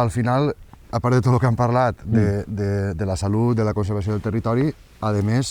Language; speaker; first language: Catalan; native; Catalan